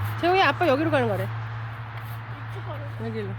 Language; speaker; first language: Korean; early bilingual, heritage; Korean